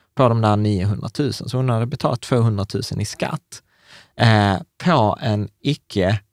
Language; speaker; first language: Swedish; native; Swedish